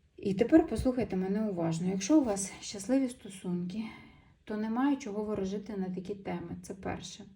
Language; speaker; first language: Ukrainian; non-native, local second language; Russian